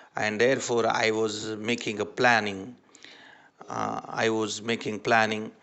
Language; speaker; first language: English; non-native, local second language; Marathi